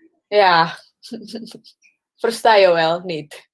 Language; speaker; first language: Dutch; non-native, learner; Indonesian